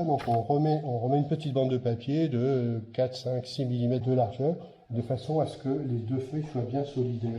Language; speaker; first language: French; native; French